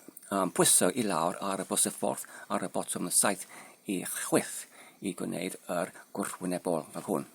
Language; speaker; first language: Welsh; non-native, learner; Polish